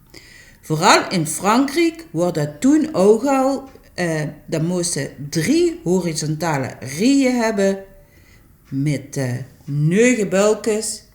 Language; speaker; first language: Dutch; native; Dutch